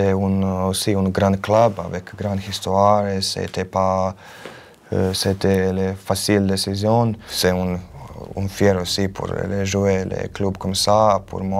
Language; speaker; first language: French; non-native, learner; Croatian